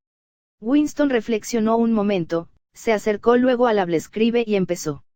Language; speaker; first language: Spanish; native; Spanish